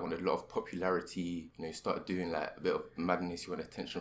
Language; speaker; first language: English; native; English